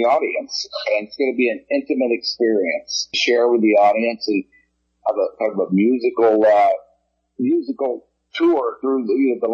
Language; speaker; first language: English; native; English